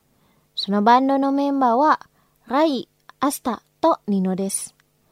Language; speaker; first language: Japanese; non-native, fluent; Indonesian